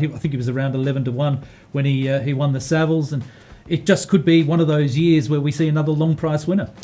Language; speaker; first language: English; native; English